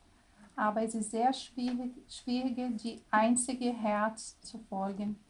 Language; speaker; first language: German; non-native, learner; Portuguese